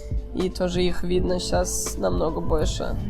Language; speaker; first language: Russian; early bilingual, heritage; Russian